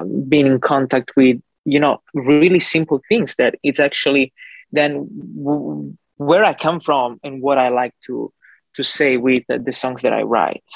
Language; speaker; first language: English; non-native, fluent; Italian